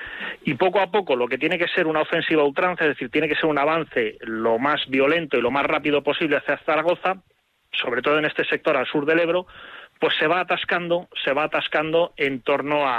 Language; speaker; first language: Spanish; native; Spanish